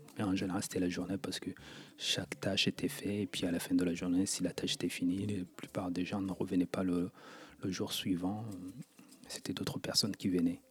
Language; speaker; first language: French; non-native, local second language; Kinyarwanda